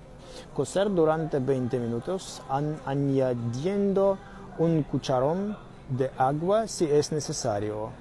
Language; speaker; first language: Spanish; non-native, learner; Russian